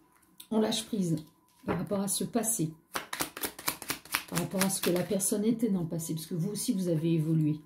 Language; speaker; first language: French; native; French